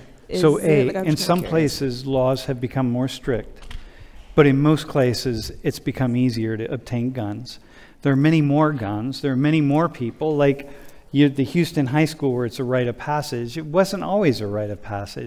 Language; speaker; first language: English; native; English